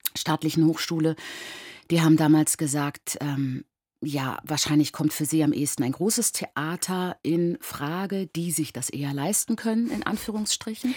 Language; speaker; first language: German; early bilingual, other home language; Persian